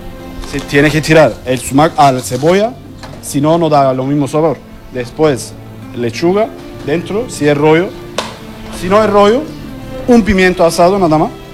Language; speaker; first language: Spanish; non-native, learner; Turkish